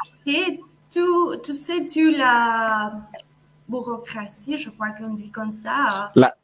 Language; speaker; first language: French; non-native, fluent; Spanish